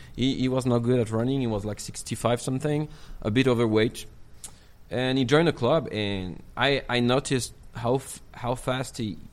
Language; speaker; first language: English; non-native, fluent; French